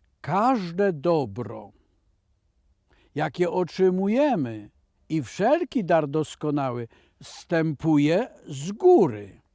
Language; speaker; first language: Polish; native; Polish